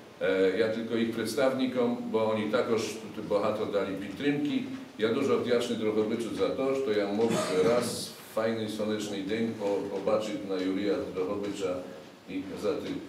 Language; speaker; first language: Polish; non-native, learner; Ukrainian